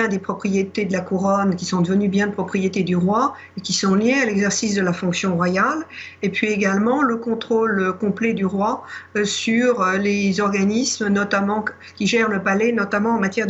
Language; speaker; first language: French; native; French